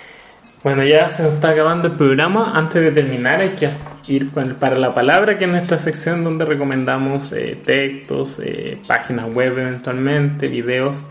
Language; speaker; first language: Spanish; native; Spanish